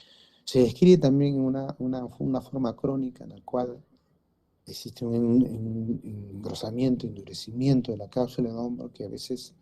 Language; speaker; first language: Spanish; native; Spanish